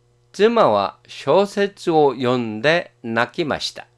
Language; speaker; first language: Japanese; non-native, fluent; Korean